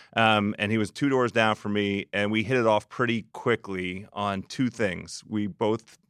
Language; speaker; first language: English; native; English